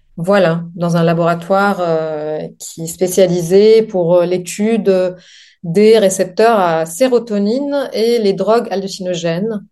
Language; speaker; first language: French; non-native, local second language; Arabic